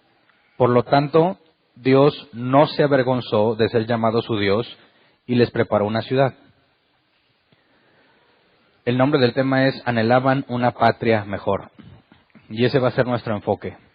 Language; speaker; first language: Spanish; native; Spanish